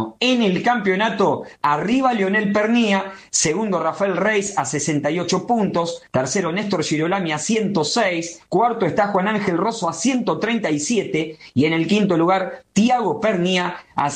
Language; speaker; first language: Spanish; native; Spanish